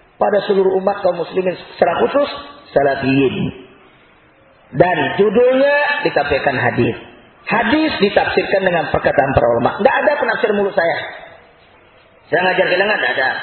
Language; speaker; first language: Indonesian; non-native, local second language; Minangkabau